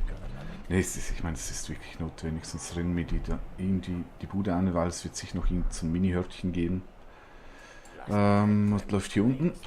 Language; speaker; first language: German; native; German